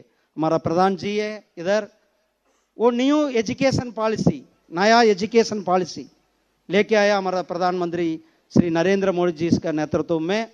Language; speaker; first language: Hindi; non-native, local second language; Tamil